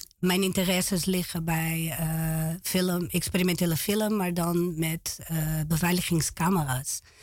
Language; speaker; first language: Dutch; non-native, fluent; Portuguese